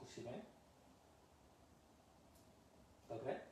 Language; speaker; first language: Czech; non-native, learner; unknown